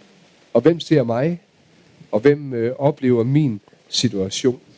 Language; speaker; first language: Danish; native; Danish